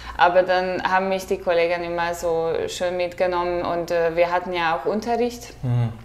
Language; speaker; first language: German; non-native, fluent; Hungarian